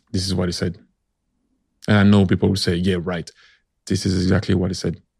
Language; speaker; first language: English; early bilingual, other home language; French